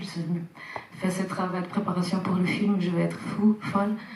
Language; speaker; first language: French; non-native, fluent; Portuguese